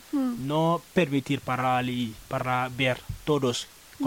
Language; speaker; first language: Spanish; non-native, learner; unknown